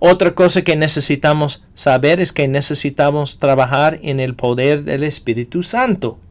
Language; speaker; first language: Spanish; non-native, fluent; English